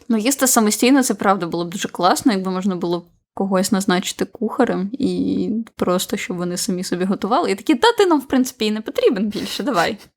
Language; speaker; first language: Ukrainian; native; Ukrainian